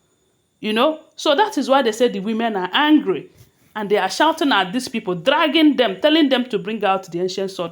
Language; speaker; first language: English; non-native, local second language; Yoruba